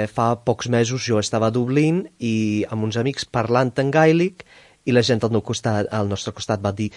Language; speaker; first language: Catalan; non-native, fluent; English